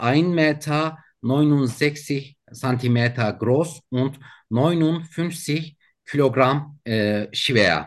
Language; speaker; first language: German; non-native, learner; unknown